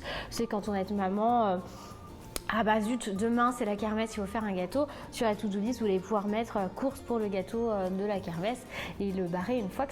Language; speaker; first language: French; native; French